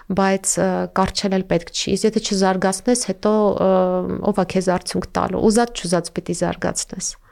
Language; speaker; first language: Armenian; native; Armenian